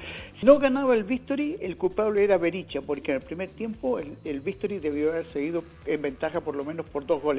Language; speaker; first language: Spanish; native; Spanish